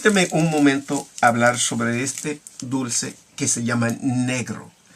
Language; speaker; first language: Spanish; non-native, learner; English